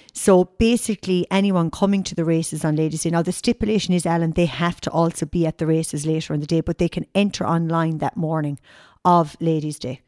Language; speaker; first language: English; native; English